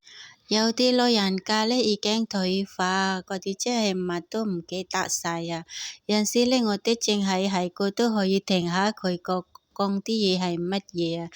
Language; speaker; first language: Cantonese; non-native, learner; Indonesian